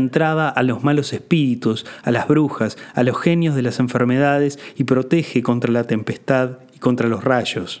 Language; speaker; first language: Spanish; native; Spanish